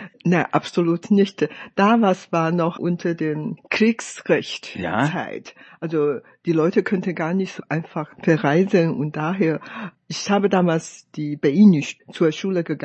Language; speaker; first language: German; non-native, fluent; Chinese